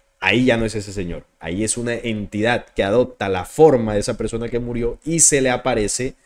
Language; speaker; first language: Spanish; native; Spanish